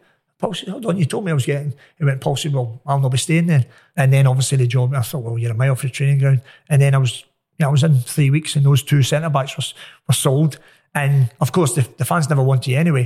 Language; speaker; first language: English; native; English